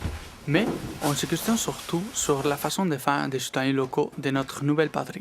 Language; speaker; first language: French; non-native, fluent; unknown